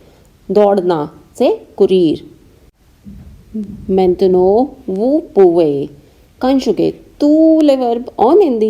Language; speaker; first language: French; non-native, fluent; Hindi